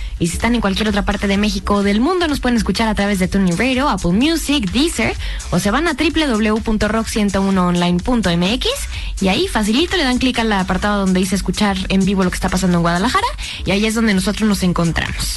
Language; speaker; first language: Spanish; native; Spanish